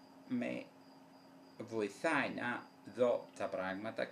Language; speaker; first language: Greek; non-native, fluent; Italian